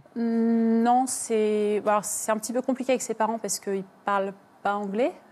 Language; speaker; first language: French; native; French